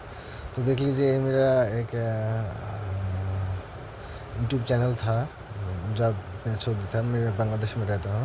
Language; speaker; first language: Hindi; non-native, learner; Bangla